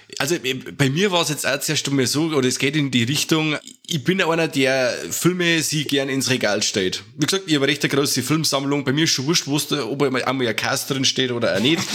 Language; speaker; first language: German; native; German